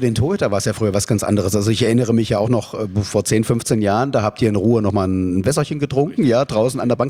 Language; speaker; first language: German; native; German